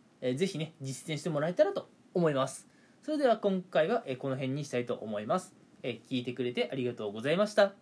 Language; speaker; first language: Japanese; native; Japanese